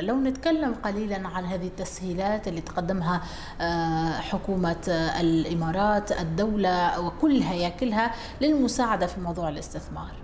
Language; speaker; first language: Arabic; native; Arabic